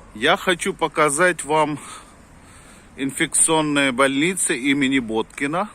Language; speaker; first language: Russian; non-native, fluent; Hindi